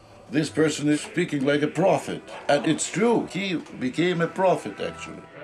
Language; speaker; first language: English; non-native, fluent; Russian